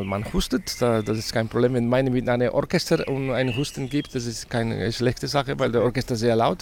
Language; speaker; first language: German; non-native, fluent; Spanish